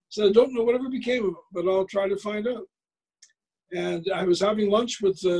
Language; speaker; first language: English; native; English